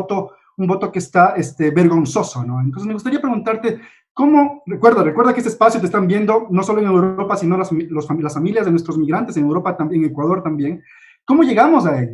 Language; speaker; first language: Spanish; native; Spanish